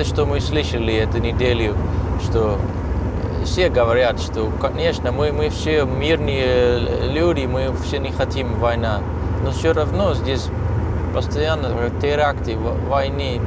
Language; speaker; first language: Russian; non-native, fluent; Dutch